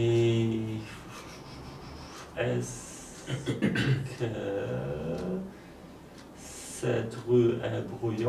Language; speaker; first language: French; non-native, learner; Polish